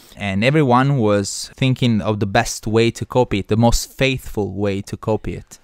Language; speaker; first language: English; non-native, fluent; Italian